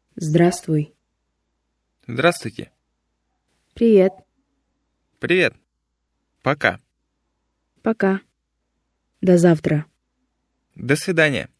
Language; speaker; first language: Russian; non-native, fluent; Korean